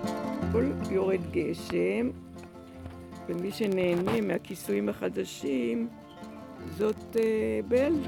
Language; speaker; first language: Hebrew; native; Hebrew